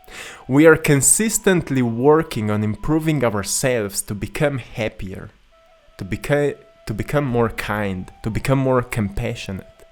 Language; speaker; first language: English; non-native, fluent; Slovenian